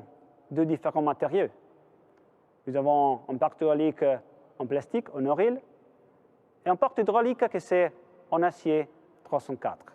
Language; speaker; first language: French; non-native, fluent; Italian